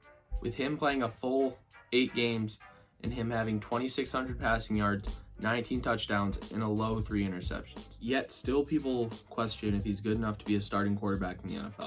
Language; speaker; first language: English; native; English